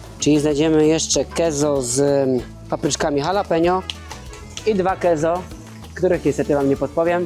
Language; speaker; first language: Polish; native; Polish